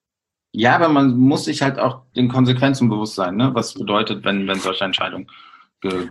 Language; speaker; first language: German; native; German